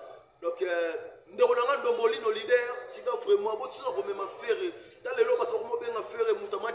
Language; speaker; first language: French; non-native, local second language; Lingala